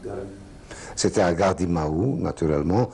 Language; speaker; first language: French; non-native, fluent; Serbian